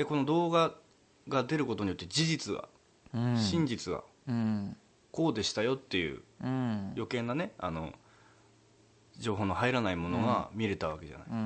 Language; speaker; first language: Japanese; native; Japanese